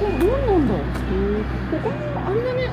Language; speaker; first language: Japanese; native; Japanese